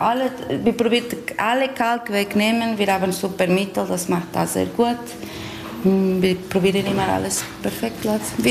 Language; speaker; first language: German; non-native, learner; Portuguese